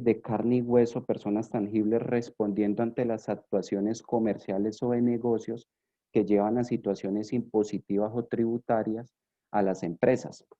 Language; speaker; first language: Spanish; native; Spanish